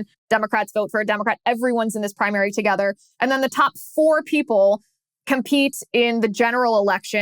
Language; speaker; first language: English; native; English